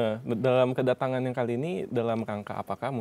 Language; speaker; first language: Indonesian; native; Indonesian